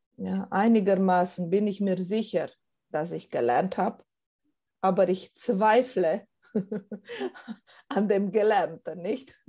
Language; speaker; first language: German; non-native, fluent; Romanian